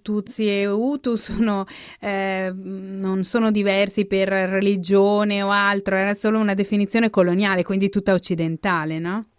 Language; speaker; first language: Italian; native; Italian